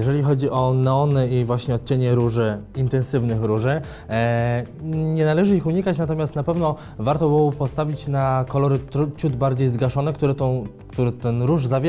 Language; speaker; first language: Polish; native; Polish